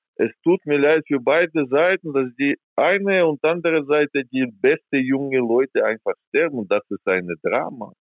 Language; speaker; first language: German; non-native, fluent; Ukrainian